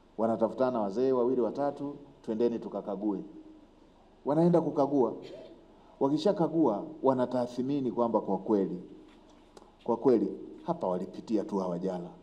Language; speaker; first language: Swahili; native; Swahili